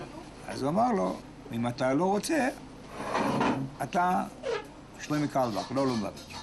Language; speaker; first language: Hebrew; non-native, fluent; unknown